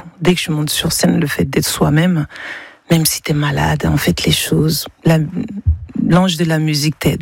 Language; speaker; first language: French; non-native, local second language; Bambara